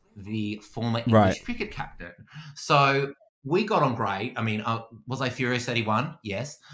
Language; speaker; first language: English; native; English